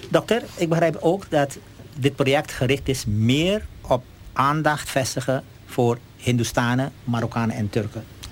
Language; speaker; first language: Dutch; native; Dutch